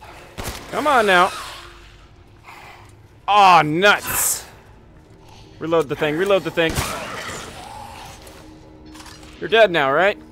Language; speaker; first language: English; native; English